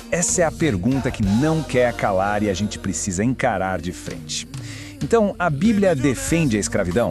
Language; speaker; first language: Portuguese; native; Portuguese